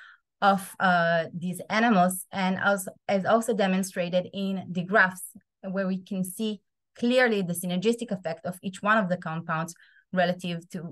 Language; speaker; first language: English; non-native, fluent; Hebrew